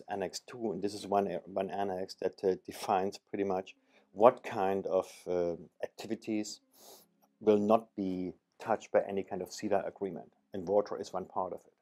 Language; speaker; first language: English; non-native, fluent; German